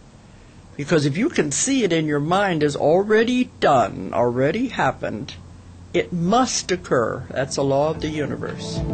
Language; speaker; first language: English; native; English